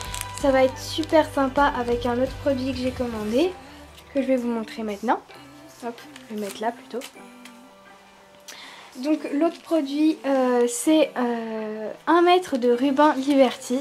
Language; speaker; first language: French; native; French